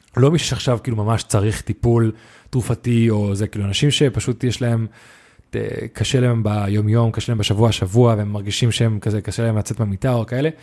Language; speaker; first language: Hebrew; native; Hebrew